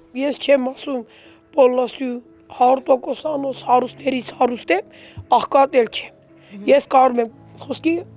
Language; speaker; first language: Armenian; non-native, local second language; Assyrian Neo-Aramaic